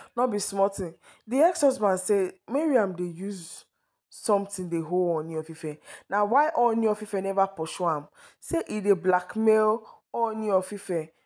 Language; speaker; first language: Nigerian Pidgin; non-native, local second language; Yoruba